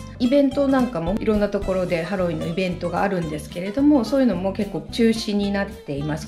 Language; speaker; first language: Japanese; native; Japanese